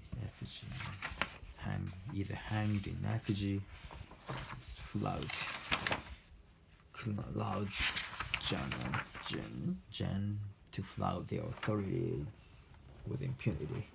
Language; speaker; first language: English; non-native, fluent; Japanese